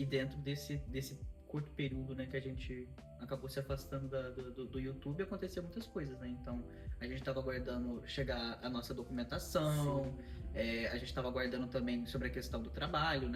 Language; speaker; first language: Portuguese; native; Portuguese